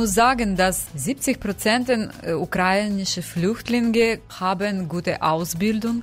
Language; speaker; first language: German; non-native, learner; Ukrainian